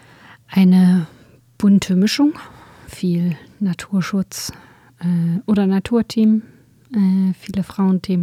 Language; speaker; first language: German; native; German